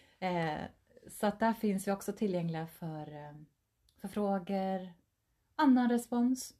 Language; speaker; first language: Swedish; early bilingual, other home language; Finnish